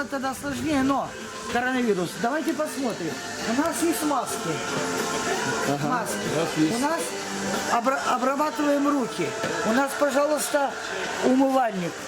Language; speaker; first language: Russian; native; Russian